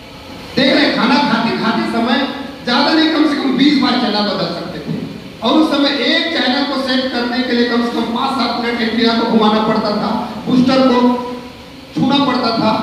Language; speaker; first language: Hindi; native; Hindi